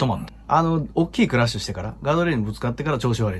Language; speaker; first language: Japanese; native; Japanese